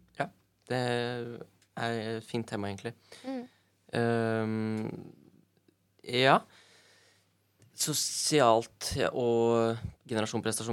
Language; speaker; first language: Norwegian; native; Norwegian